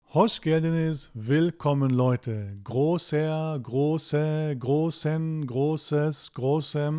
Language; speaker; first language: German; non-native, fluent; Turkish